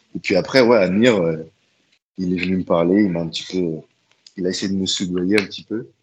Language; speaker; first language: French; native; French